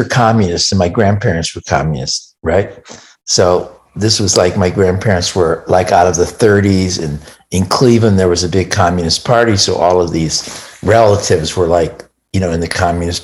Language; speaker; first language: English; native; English